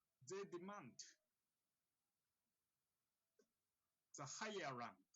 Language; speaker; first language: English; non-native, fluent; Japanese